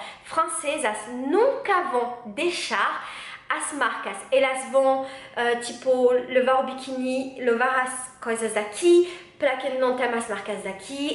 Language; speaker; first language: Portuguese; non-native, learner; French